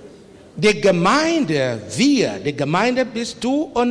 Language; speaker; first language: German; non-native, learner; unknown